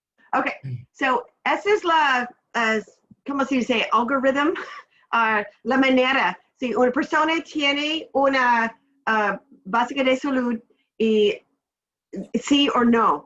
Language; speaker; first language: Spanish; non-native, learner; English